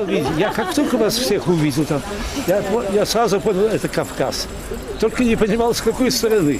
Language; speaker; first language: Russian; early bilingual, heritage; Russian